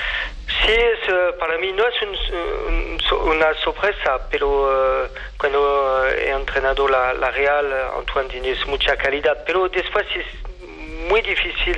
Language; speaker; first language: Spanish; non-native, fluent; French